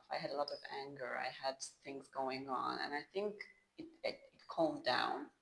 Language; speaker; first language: English; non-native, fluent; Hungarian